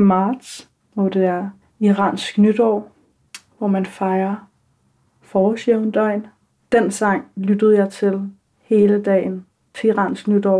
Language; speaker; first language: Danish; early bilingual, other home language; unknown